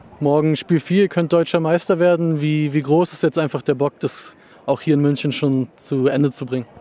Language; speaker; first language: German; native; German